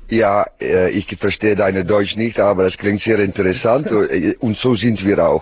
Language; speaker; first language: German; non-native, learner; Dutch